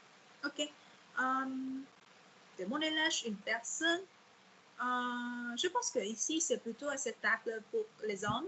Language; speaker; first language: French; non-native, fluent; Vietnamese